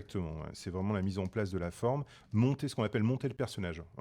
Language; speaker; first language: French; native; French